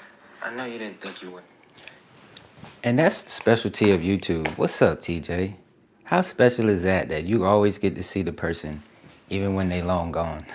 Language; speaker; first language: English; native; English